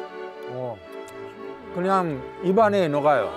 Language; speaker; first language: Korean; non-native, fluent; Italian